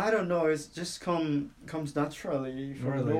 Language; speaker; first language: English; non-native, fluent; Japanese